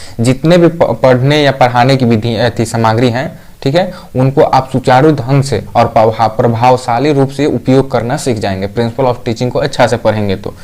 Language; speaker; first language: Hindi; native; Hindi